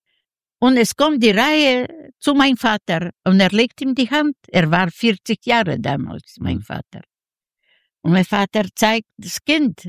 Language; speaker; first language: German; non-native, learner; Yiddish